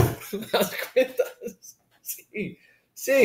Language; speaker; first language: Spanish; non-native, learner; English